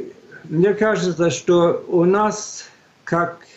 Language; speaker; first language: Russian; non-native, fluent; Swedish